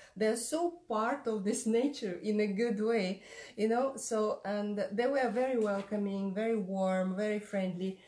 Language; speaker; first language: English; non-native, fluent; Russian